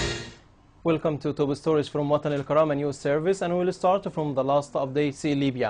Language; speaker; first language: English; non-native, local second language; Arabic